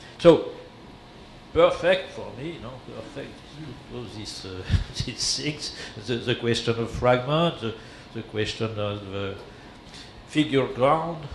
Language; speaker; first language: English; non-native, learner; French